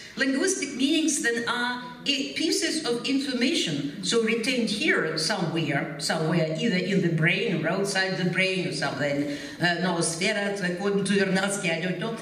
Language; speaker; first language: English; non-native, fluent; Ukrainian